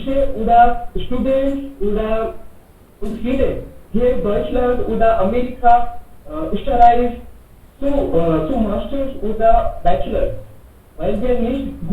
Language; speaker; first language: German; non-native, learner; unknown